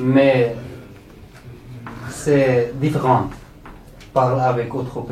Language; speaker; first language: French; non-native, learner; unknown